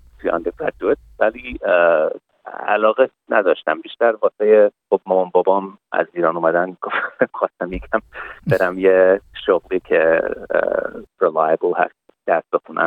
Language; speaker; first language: Persian; early bilingual, heritage; Persian